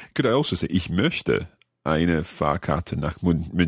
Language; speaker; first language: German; non-native, learner; English